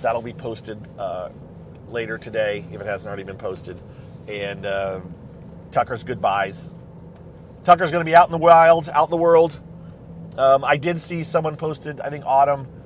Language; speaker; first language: English; native; English